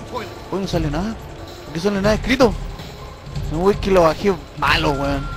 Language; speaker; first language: Spanish; native; Spanish